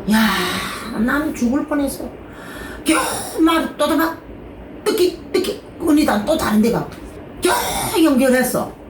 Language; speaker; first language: Korean; native; Korean